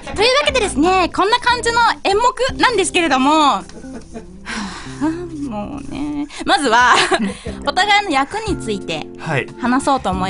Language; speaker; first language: Japanese; native; Japanese